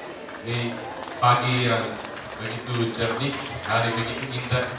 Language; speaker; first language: Indonesian; non-native, fluent; Slovak